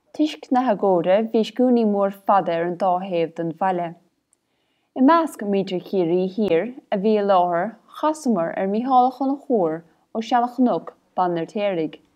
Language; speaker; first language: Irish; native; Irish